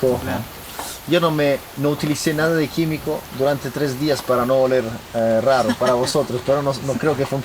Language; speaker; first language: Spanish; non-native, learner; Italian